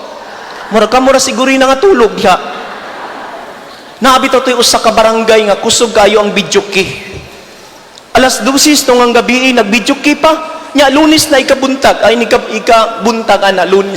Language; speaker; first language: Cebuano; native; Cebuano